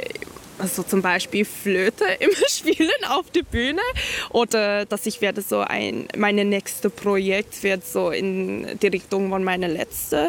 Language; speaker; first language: German; non-native, learner; Hungarian